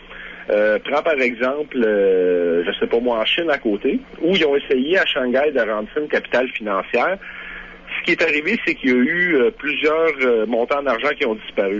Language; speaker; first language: French; native; French